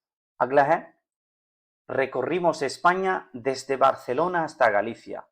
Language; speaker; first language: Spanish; non-native, fluent; Urdu